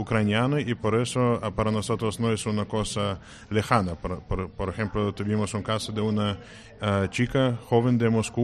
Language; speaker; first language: Spanish; non-native, fluent; Russian